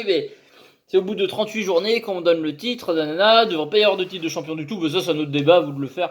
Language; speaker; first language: French; native; French